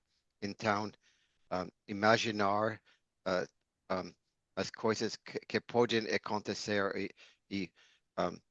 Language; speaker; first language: Portuguese; non-native, learner; English